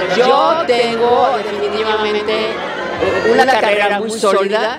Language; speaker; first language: Spanish; native; Spanish